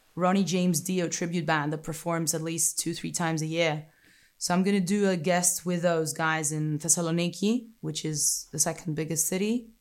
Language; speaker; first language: English; non-native, fluent; Greek